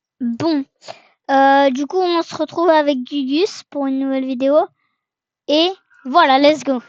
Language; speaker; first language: French; native; French